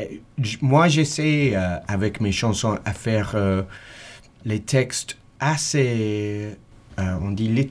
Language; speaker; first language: French; non-native, fluent; English